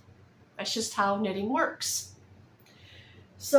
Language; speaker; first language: English; native; English